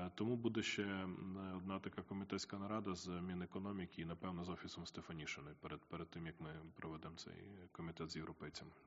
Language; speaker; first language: Ukrainian; native; Ukrainian